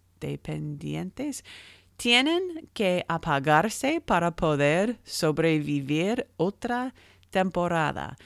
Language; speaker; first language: Spanish; non-native, learner; English